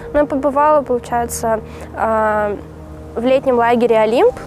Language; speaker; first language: Russian; non-native, local second language; Uzbek